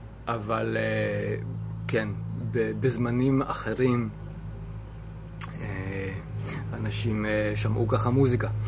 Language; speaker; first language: Hebrew; native; Hebrew